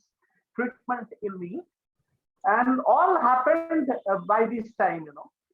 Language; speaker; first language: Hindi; non-native, local second language; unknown